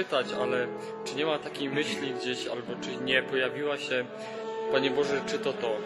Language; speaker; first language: Polish; native; Polish